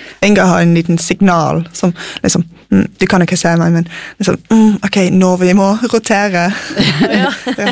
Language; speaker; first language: Norwegian; non-native, fluent; English